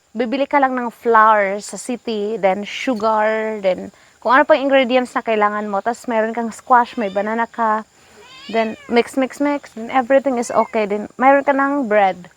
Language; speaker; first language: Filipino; non-native, local second language; Hiligaynon